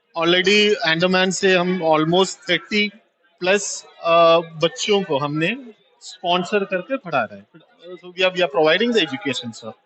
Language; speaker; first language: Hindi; non-native, local second language; Malayalam